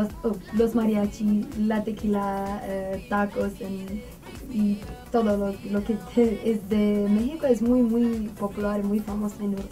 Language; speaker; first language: Spanish; non-native, learner; Romanian